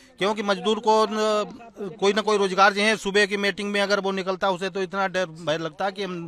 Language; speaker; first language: Hindi; native; Hindi